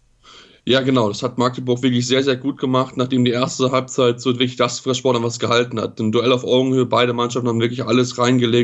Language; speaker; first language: German; native; German